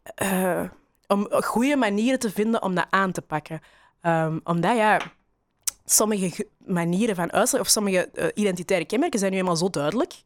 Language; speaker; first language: Dutch; native; Dutch